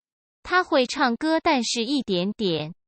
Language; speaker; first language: Chinese; non-native, learner; Urdu